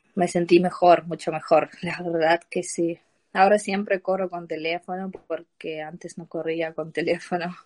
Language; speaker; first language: Spanish; non-native, learner; Ukrainian